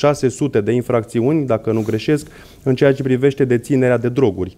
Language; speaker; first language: Romanian; native; Romanian